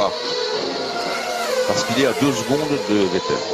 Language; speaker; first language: French; native; French